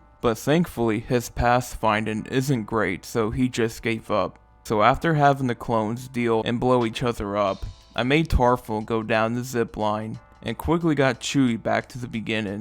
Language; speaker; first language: English; native; English